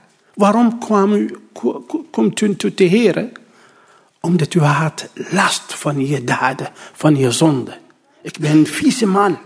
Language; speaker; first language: Dutch; non-native, learner; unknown